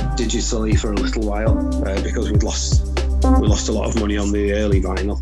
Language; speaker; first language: English; native; English